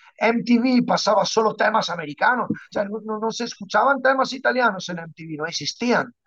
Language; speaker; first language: Spanish; non-native, fluent; Italian